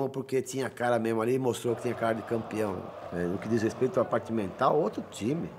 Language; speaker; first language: Portuguese; native; Portuguese